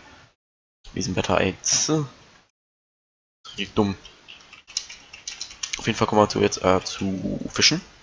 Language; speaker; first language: German; native; German